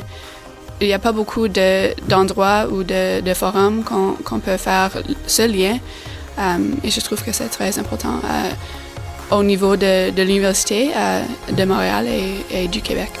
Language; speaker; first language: French; non-native, fluent; English